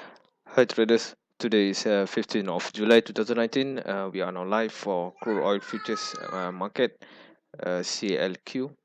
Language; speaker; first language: English; non-native, fluent; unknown